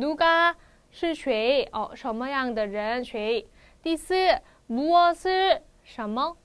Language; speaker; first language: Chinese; non-native, fluent; Korean